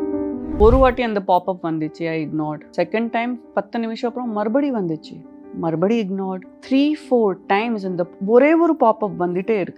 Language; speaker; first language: Tamil; non-native, local second language; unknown